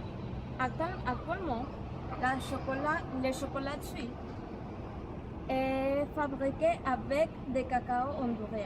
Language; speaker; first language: French; non-native, learner; Spanish